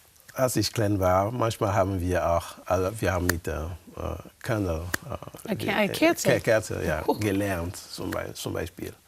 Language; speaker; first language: German; non-native, fluent; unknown